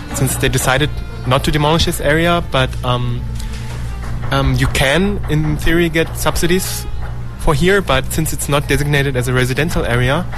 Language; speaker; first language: English; non-native, fluent; German